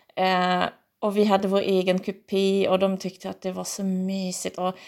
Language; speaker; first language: Swedish; non-native, fluent; German